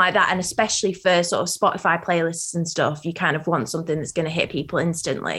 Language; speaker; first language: English; native; English